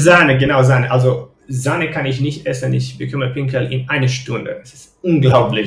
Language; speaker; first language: German; non-native, fluent; Romanian